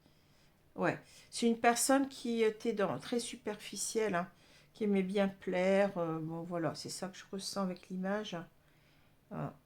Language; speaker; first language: French; native; French